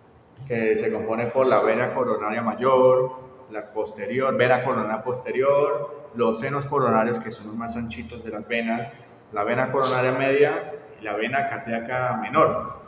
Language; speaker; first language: Spanish; native; Spanish